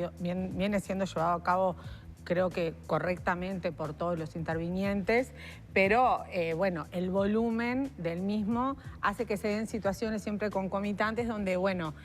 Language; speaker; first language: Spanish; native; Spanish